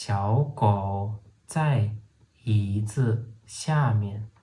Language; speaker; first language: Chinese; non-native, fluent; Turkmen